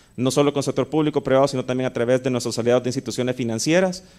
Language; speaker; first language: Spanish; native; Spanish